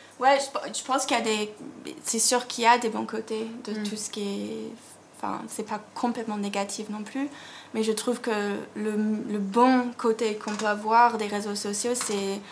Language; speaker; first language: French; non-native, fluent; English